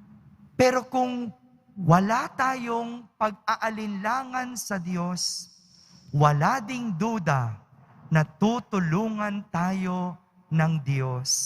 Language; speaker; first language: Filipino; native; Filipino